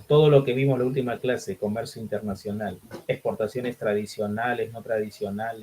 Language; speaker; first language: Spanish; native; Spanish